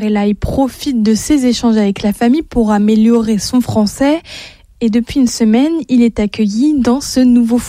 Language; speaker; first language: French; native; French